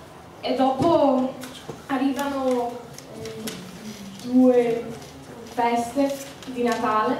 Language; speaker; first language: Italian; early bilingual, heritage; Slovak